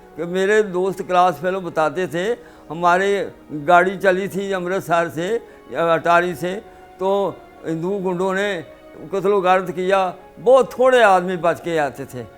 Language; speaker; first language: Urdu; non-native, local second language; Punjabi